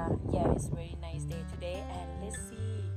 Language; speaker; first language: English; non-native, learner; Thai